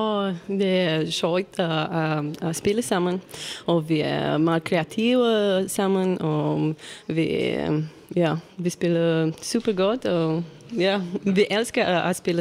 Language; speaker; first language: Danish; non-native, learner; Romanian